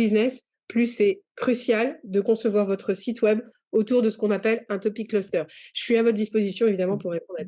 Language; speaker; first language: French; native; French